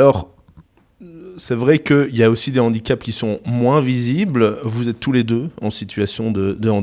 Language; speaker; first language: French; native; French